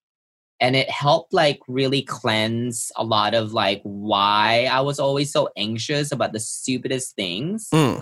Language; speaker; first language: English; non-native, local second language; Filipino